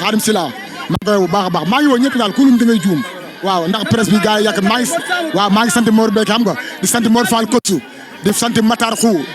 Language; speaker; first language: Wolof; non-native, local second language; Fula